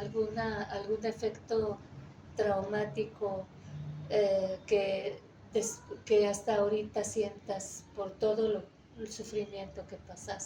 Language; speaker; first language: Spanish; native; Spanish